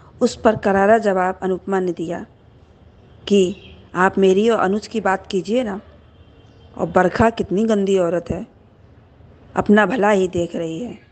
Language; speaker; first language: Hindi; native; Hindi